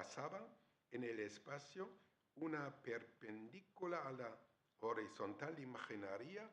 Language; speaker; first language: Spanish; non-native, fluent; German